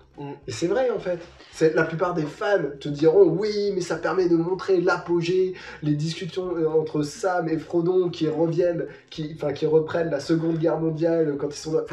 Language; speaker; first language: French; native; French